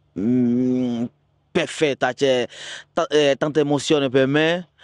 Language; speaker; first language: Italian; non-native, learner; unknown